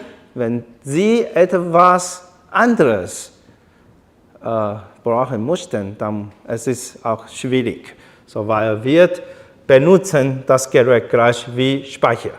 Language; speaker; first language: German; non-native, learner; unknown